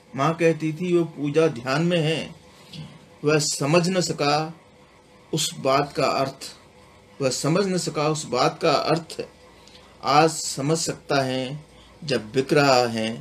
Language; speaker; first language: Hindi; non-native, local second language; Sindhi